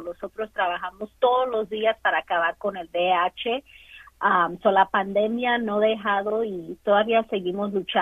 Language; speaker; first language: Spanish; early bilingual, other home language; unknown